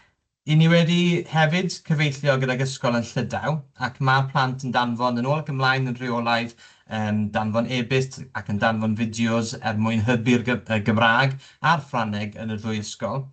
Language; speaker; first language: Welsh; native; Welsh